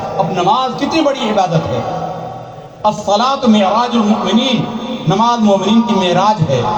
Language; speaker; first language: Urdu; non-native, local second language; Punjabi